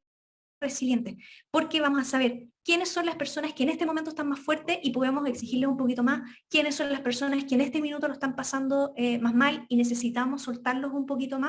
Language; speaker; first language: Spanish; native; Spanish